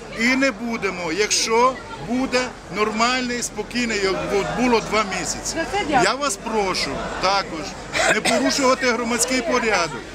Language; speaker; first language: Ukrainian; native; Ukrainian